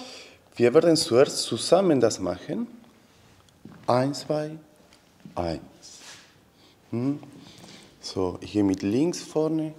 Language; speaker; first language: German; non-native, learner; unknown